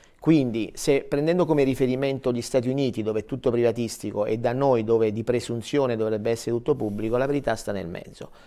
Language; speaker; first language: Italian; native; Italian